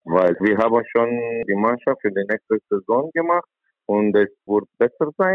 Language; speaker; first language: German; non-native, learner; Romanian